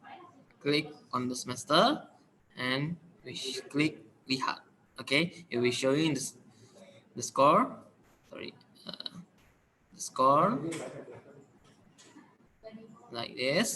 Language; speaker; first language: English; non-native, learner; Indonesian